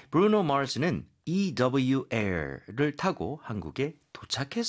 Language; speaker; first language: Korean; native; Korean